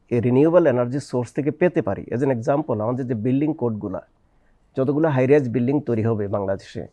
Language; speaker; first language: Bangla; native; Bangla